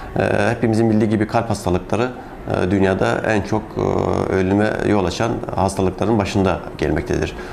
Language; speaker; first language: Turkish; native; Turkish